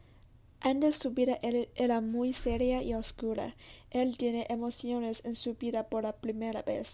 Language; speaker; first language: Spanish; non-native, learner; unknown